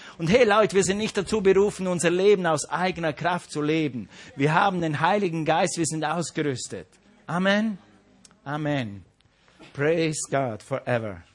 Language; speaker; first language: German; non-native, fluent; English